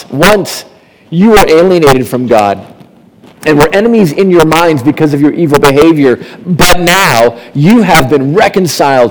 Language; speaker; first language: English; native; English